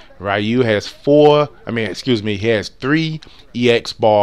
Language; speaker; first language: English; native; English